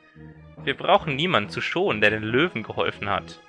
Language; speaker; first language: German; native; German